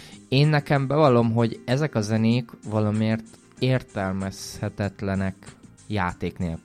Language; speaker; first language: Hungarian; native; Hungarian